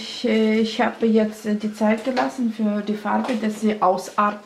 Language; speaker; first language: German; non-native, learner; Russian